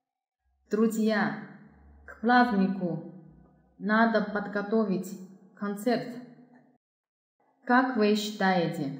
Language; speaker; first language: Russian; non-native, fluent; Chinese